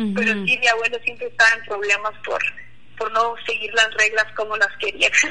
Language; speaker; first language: Spanish; non-native, local second language; Plautdietsch